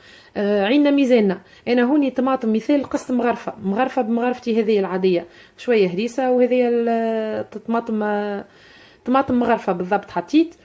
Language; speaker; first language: Arabic; native; Arabic